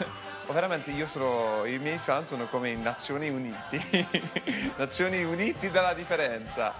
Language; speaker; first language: Italian; non-native, fluent; English